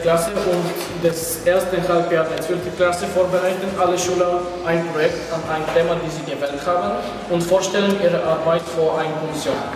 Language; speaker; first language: German; non-native, learner; Bulgarian